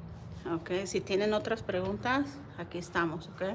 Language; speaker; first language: Spanish; early bilingual, heritage; Spanish